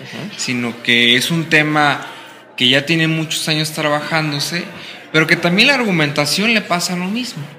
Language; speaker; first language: Spanish; native; Spanish